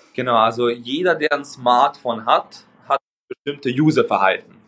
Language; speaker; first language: German; non-native, fluent; Hungarian